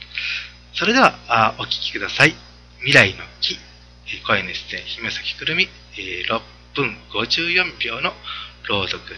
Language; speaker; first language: Japanese; native; Japanese